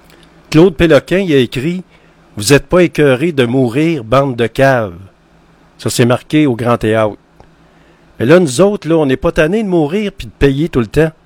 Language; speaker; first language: French; native; French